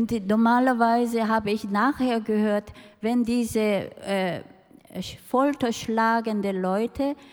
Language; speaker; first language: German; non-native, fluent; Korean